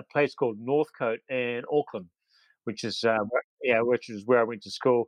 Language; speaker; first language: English; native; English